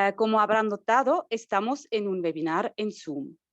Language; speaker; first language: Spanish; non-native, learner; German